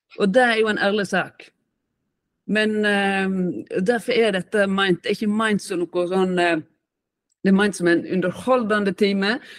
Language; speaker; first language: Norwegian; native; Norwegian